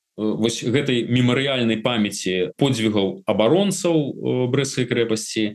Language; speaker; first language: Belarusian; native; Belarusian